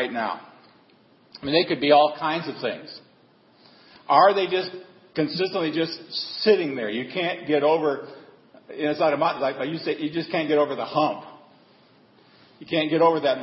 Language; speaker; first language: English; native; English